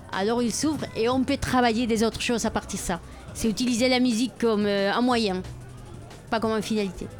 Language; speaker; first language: French; non-native, fluent; Spanish